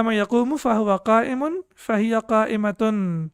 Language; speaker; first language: Arabic; non-native, fluent; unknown